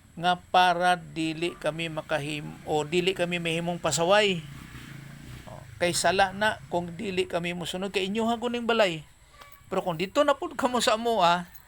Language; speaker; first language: Cebuano; non-native, local second language; Hiligaynon